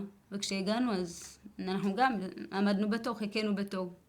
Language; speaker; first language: Hebrew; early bilingual, other home language; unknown